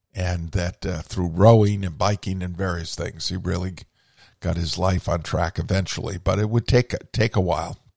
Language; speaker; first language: English; native; English